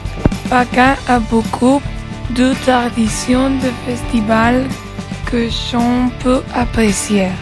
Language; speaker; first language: French; non-native, learner; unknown